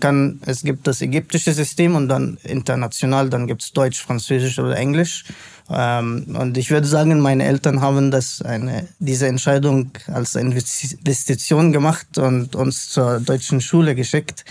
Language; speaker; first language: German; non-native, fluent; Arabic